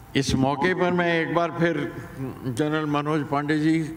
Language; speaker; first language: Hindi; native; Hindi